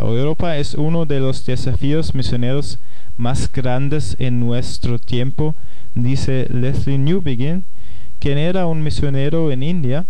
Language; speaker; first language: Spanish; non-native, fluent; German